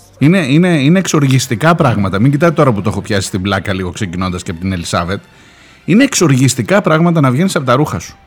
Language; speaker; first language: Greek; native; Greek